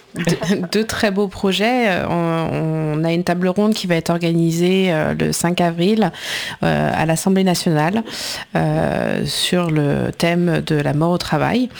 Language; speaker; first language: French; native; French